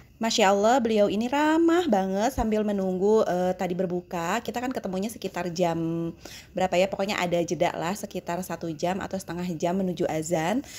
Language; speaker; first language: Indonesian; native; Indonesian